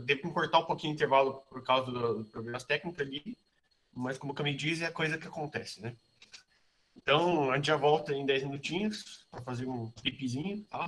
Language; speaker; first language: Portuguese; native; Portuguese